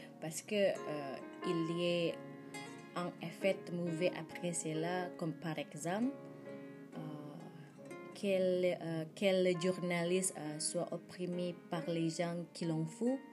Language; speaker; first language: French; non-native, learner; Indonesian